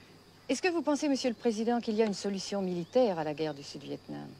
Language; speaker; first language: French; native; French